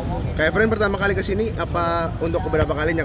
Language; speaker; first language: Indonesian; native; Indonesian